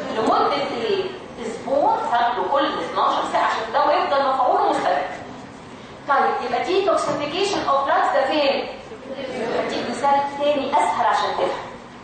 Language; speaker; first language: Arabic; native; Arabic